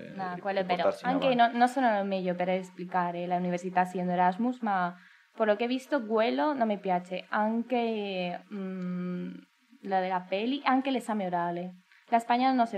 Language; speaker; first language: Italian; non-native, learner; Spanish